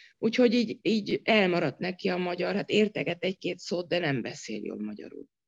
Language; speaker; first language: Hungarian; native; Hungarian